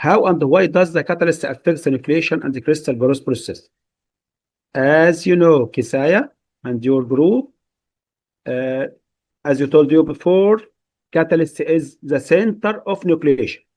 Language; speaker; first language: English; non-native, fluent; Arabic